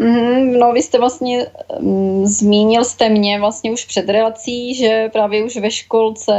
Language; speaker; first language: Czech; native; Czech